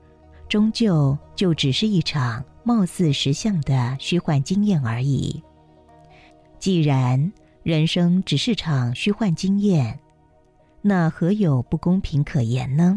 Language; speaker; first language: Chinese; native; Chinese